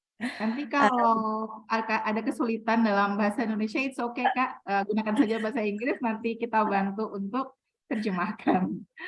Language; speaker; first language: Indonesian; native; Indonesian